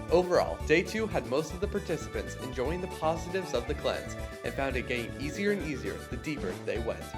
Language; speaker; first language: English; native; English